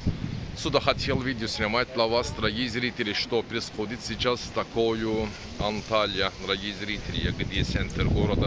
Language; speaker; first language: Russian; non-native, learner; Turkish